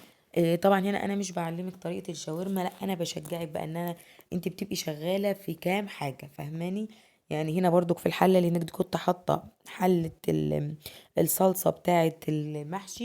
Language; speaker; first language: Arabic; native; Arabic